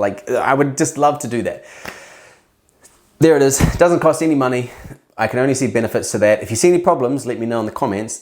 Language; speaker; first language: English; native; English